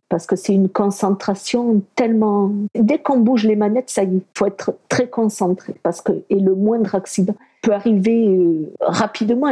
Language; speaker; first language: French; early bilingual, other home language; Spanish